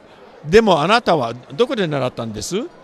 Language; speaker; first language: Japanese; early bilingual, heritage; English